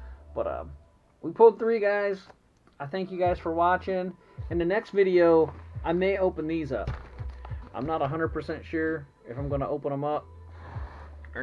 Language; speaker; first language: English; native; English